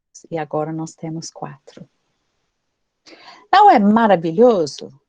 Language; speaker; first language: Portuguese; non-native, fluent; English